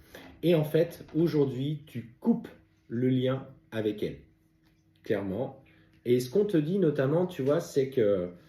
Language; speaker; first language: French; native; French